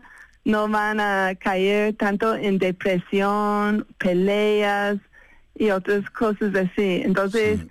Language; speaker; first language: Spanish; non-native, fluent; English